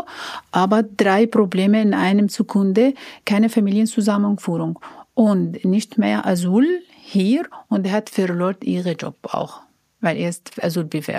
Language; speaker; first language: German; non-native, learner; Arabic